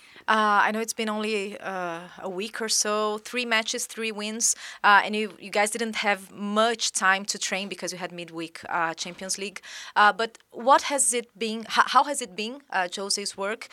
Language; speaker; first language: English; non-native, fluent; Portuguese